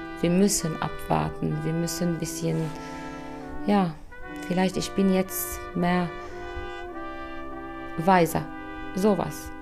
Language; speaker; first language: German; non-native, fluent; Arabic